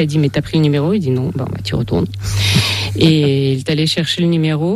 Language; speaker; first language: French; non-native, fluent; Russian